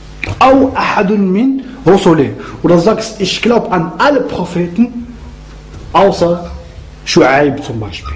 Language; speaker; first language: German; non-native, fluent; Arabic